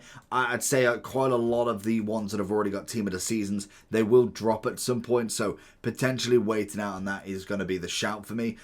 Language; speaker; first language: English; native; English